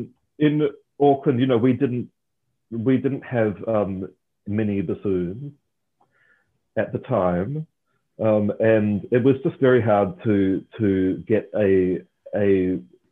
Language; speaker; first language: English; native; English